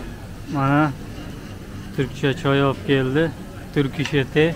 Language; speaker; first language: Turkish; non-native, learner; Uzbek